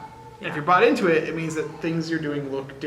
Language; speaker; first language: English; native; English